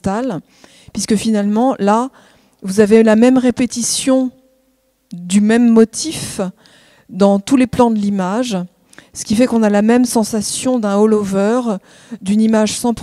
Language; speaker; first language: French; native; French